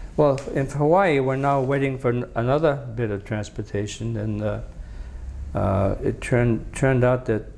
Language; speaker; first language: English; native; English